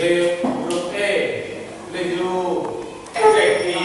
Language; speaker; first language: English; non-native, learner; Indonesian